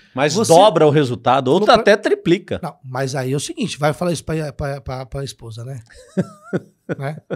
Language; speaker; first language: Portuguese; native; Portuguese